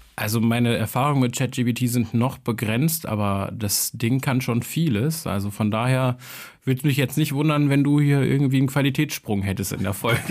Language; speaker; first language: German; early bilingual, other home language; Albanian